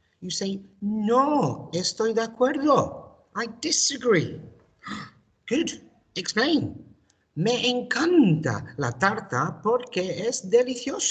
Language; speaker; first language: Spanish; non-native, learner; English